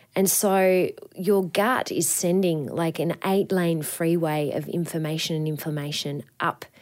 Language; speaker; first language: English; native; English